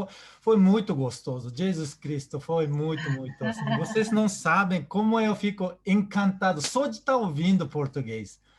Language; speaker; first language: Portuguese; non-native, fluent; Japanese